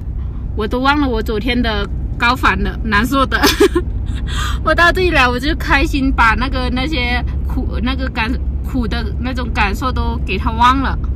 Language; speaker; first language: Chinese; non-native, fluent; Lao